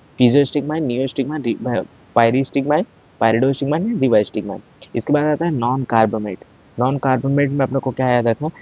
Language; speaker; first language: Hindi; native; Hindi